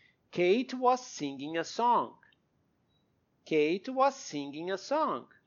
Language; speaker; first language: English; non-native, fluent; Portuguese